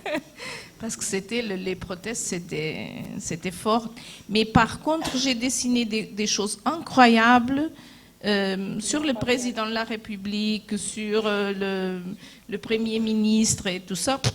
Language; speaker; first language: French; non-native, fluent; Portuguese